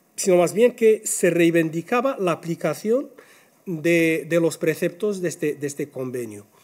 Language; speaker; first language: Spanish; non-native, fluent; Arabic